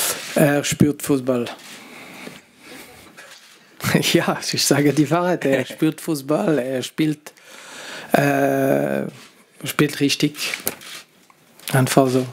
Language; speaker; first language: German; non-native, fluent; French